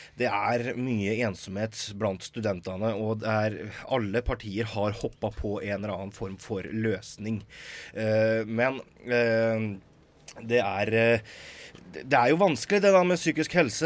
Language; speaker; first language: Norwegian; native; Norwegian